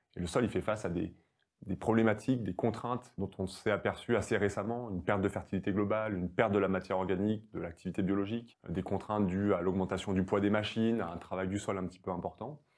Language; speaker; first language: French; native; French